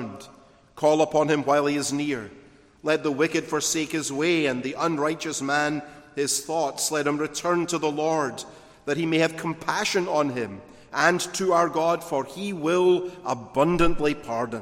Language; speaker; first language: English; native; English